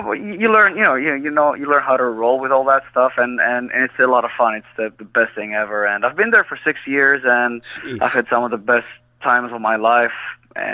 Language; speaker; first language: English; non-native, fluent; Greek